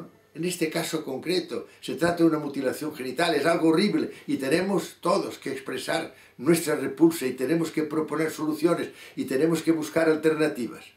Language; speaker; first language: Spanish; native; Spanish